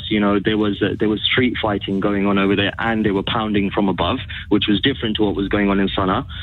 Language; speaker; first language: English; early bilingual, other home language; Arabic